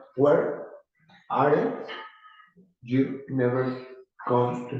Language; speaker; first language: English; non-native, learner; Spanish